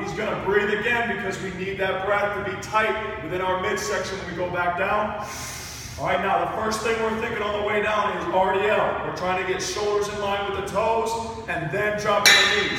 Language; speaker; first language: English; native; English